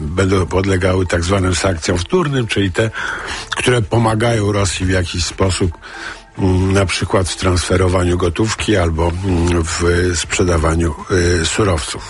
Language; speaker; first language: Polish; native; Polish